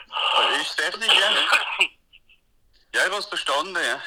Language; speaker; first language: German; non-native, learner; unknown